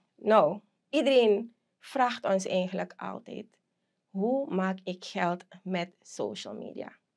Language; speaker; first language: Dutch; native; Dutch